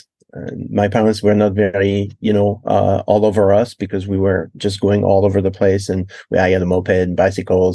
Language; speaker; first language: English; non-native, fluent; French